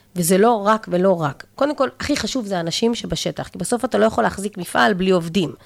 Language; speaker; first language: Hebrew; native; Hebrew